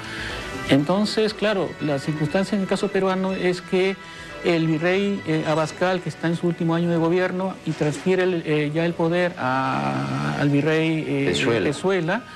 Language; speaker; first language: Spanish; native; Spanish